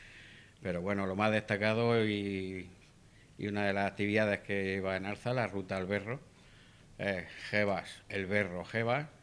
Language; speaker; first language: Spanish; native; Spanish